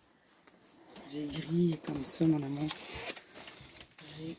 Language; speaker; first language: French; native; French